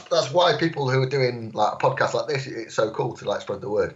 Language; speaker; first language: English; native; English